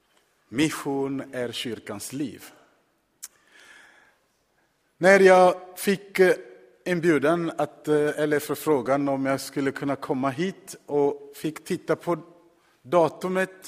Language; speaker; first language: Swedish; non-native, fluent; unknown